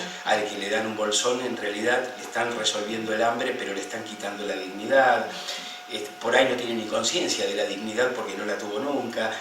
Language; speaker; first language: Spanish; native; Spanish